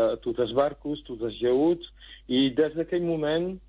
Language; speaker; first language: Catalan; non-native, local second language; French